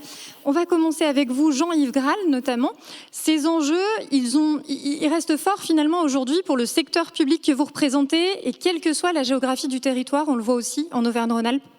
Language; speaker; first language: French; native; French